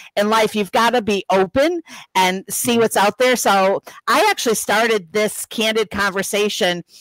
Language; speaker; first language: English; native; English